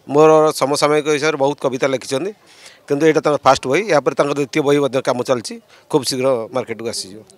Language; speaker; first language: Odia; native; Odia